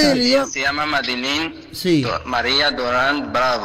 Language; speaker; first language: Spanish; non-native, learner; Arabic